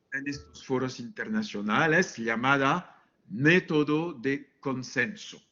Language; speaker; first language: Spanish; non-native, fluent; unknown